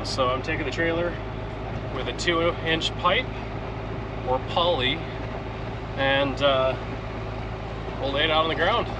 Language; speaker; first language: English; native; English